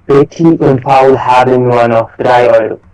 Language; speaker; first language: German; non-native, learner; Bangla